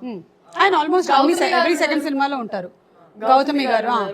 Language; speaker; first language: Telugu; native; Telugu